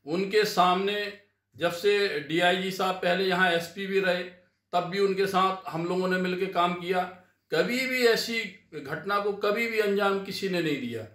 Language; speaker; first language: Hindi; native; Hindi